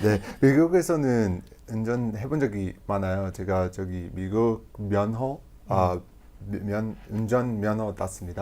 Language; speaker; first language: Korean; non-native, fluent; English